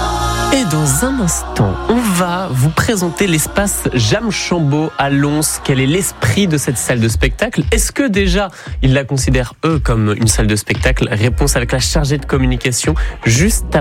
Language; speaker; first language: French; native; French